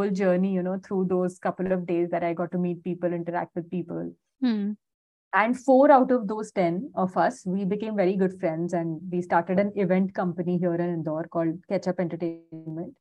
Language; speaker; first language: English; non-native, local second language; Hindi